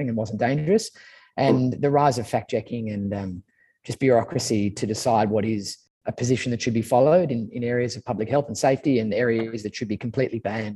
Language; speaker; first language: English; native; English